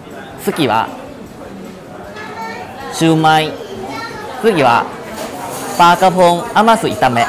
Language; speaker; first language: Japanese; non-native, learner; Thai